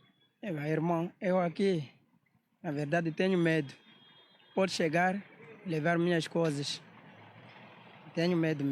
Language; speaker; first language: Portuguese; non-native, local second language; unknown